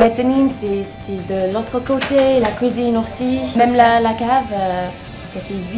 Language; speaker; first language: French; non-native, learner; English